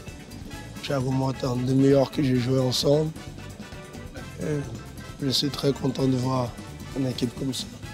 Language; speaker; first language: French; non-native, fluent; Portuguese